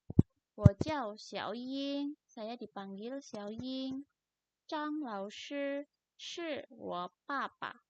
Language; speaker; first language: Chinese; non-native, fluent; Indonesian